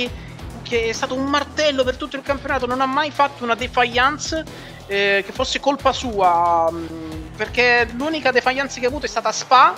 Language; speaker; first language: Italian; native; Italian